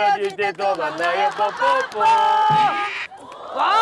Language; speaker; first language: Korean; native; Korean